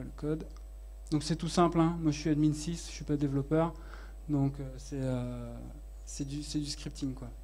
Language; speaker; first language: French; native; French